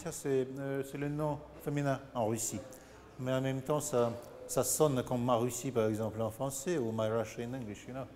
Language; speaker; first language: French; non-native, learner; Russian